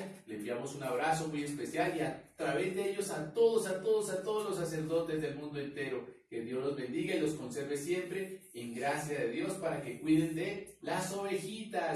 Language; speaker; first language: Spanish; native; Spanish